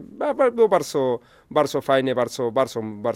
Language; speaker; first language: Polish; non-native, learner; Spanish